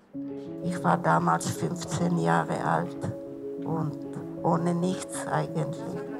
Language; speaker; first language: German; non-native, fluent; Czech